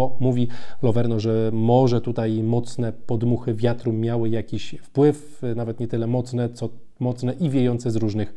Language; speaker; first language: Polish; native; Polish